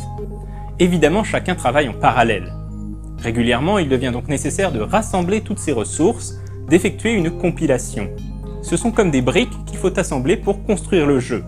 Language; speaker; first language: French; native; French